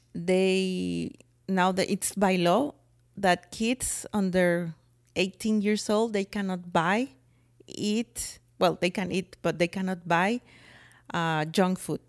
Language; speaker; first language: English; non-native, fluent; Spanish